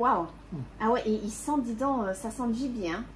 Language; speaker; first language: French; native; French